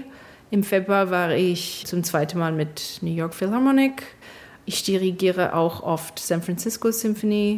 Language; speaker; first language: German; non-native, fluent; English